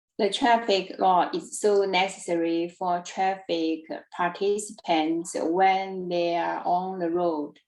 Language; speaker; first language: English; non-native, learner; Chinese